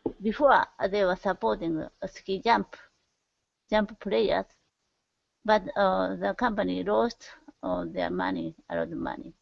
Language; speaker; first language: English; non-native, learner; Japanese